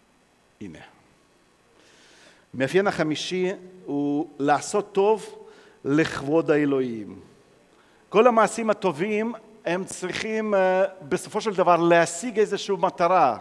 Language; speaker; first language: Hebrew; non-native, fluent; Russian